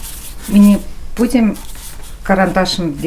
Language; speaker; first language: Russian; non-native, fluent; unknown